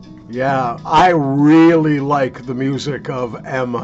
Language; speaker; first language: English; native; English